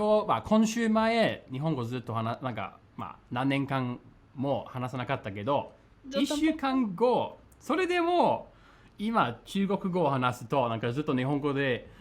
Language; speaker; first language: Japanese; non-native, fluent; English